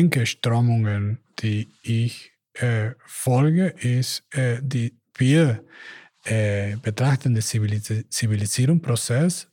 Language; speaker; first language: German; non-native, learner; Spanish